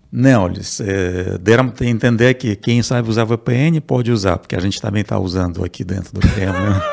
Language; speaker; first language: Portuguese; non-native, fluent; Russian